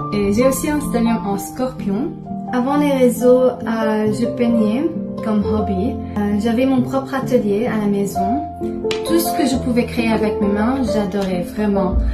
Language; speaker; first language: French; non-native, local second language; Arabic